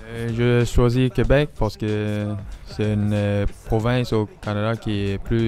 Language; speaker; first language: French; non-native, learner; Norwegian